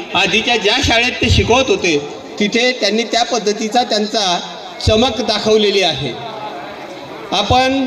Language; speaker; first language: Marathi; native; Marathi